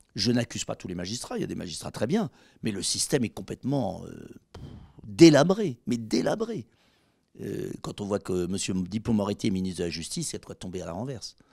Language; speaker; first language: French; native; French